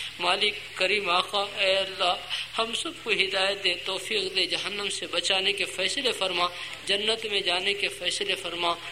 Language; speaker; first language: Urdu; native; Urdu